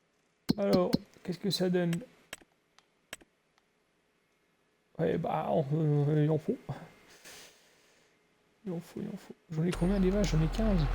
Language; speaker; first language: French; native; French